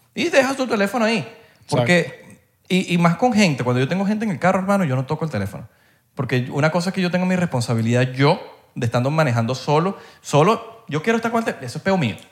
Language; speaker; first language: Spanish; native; Spanish